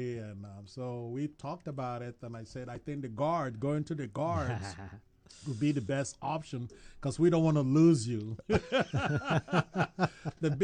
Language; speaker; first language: English; non-native, local second language; Igbo